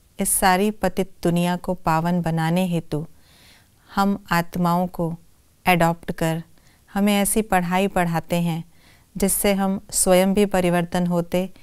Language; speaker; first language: Hindi; native; Hindi